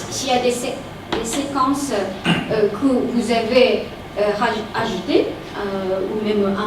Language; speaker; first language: French; non-native, fluent; Japanese